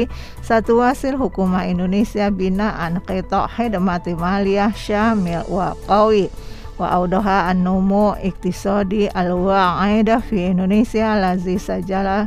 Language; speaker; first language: Arabic; non-native, fluent; Indonesian